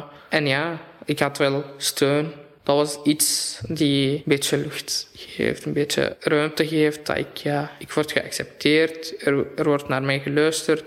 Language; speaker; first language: Dutch; non-native, fluent; Arabic